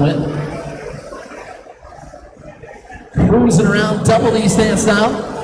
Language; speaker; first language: English; native; English